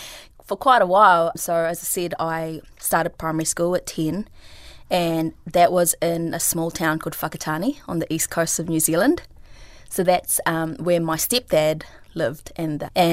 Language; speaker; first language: English; early bilingual, other home language; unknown